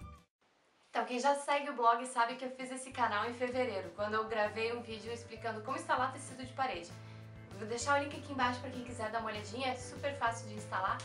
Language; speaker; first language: Portuguese; native; Portuguese